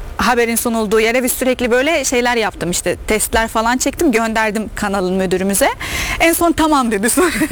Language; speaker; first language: Turkish; non-native, fluent; Arabic